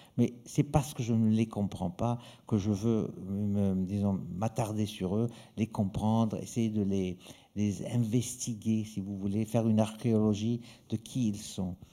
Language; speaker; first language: French; native; French